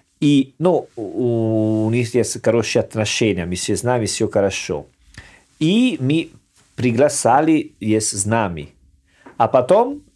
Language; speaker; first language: Russian; non-native, learner; Italian